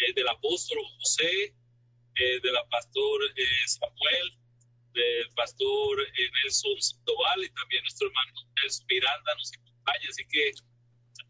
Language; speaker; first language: Spanish; native; Spanish